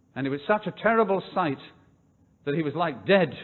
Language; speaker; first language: English; native; English